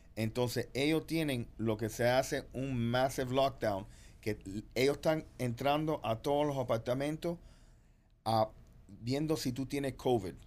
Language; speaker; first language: Spanish; early bilingual, heritage; Spanish